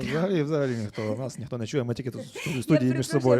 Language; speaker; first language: Ukrainian; native; Ukrainian